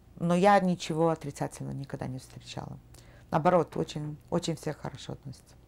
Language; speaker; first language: Russian; native; Russian